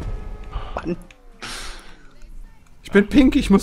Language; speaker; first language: German; native; German